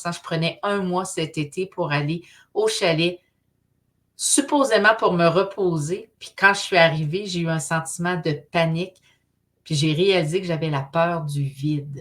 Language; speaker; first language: French; native; French